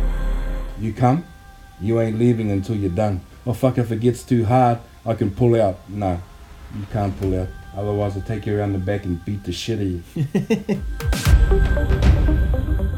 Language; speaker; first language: English; native; English